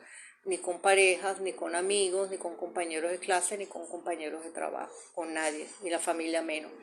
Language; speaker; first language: Spanish; native; Spanish